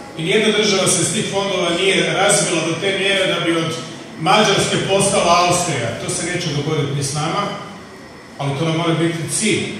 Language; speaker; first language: Croatian; native; Croatian